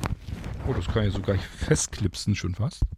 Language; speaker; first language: German; native; German